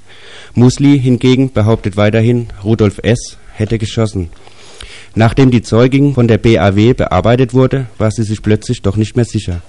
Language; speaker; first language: German; native; German